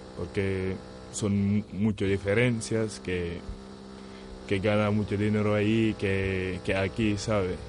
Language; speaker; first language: Spanish; non-native, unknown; Wolof